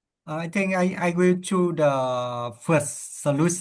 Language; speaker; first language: English; non-native, learner; Vietnamese